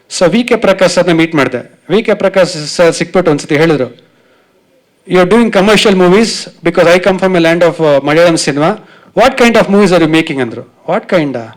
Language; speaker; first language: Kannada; native; Kannada